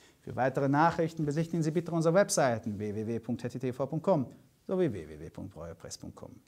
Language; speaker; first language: German; non-native, fluent; Hungarian